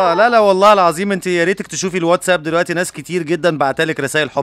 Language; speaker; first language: Arabic; native; Arabic